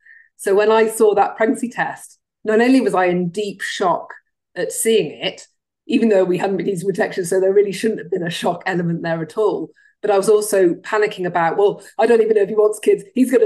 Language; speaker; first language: English; native; English